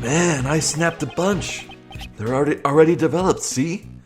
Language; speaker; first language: English; native; English